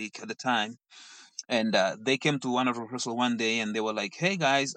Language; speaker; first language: English; non-native, fluent; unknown